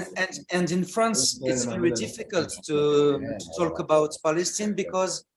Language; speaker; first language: English; non-native, learner; French